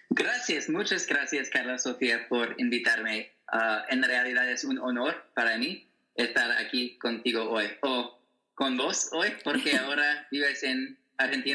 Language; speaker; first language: Spanish; non-native, learner; English